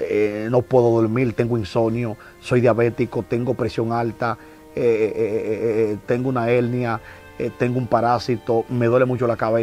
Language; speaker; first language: Spanish; native; Spanish